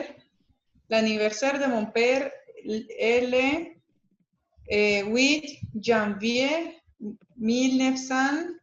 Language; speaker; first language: French; non-native, learner; Spanish